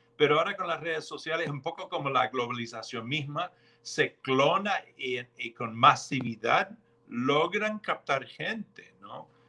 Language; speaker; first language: Spanish; non-native, fluent; English